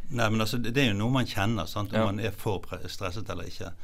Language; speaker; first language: Norwegian; native; Norwegian